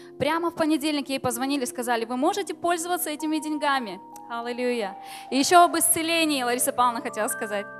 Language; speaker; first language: Russian; native; Russian